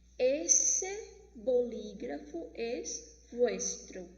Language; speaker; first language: Spanish; non-native, fluent; Portuguese